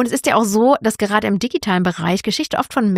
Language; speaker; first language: German; native; German